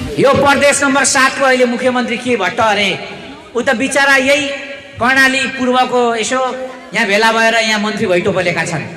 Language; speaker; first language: Nepali; non-native, local second language; Limbu